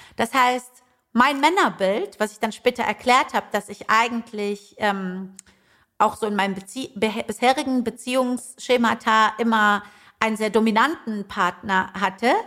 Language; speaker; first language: German; early bilingual, other home language; Persian